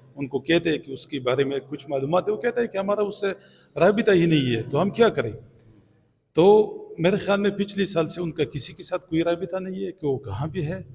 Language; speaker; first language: Urdu; non-native, local second language; Pashto